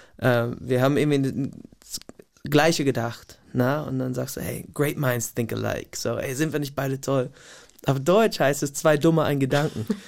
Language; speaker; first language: German; non-native, fluent; English